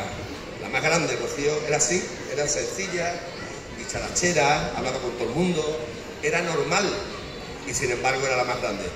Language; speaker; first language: Spanish; native; Spanish